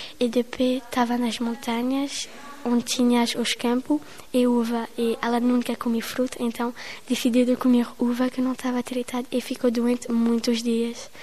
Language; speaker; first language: Portuguese; early bilingual, heritage; French